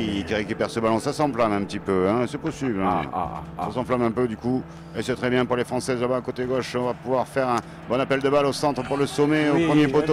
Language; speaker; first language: French; native; French